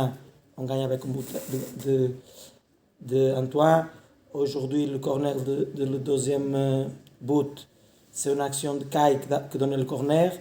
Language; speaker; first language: French; non-native, learner; Portuguese